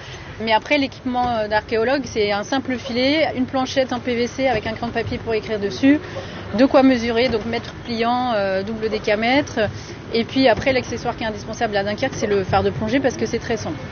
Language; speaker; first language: French; native; French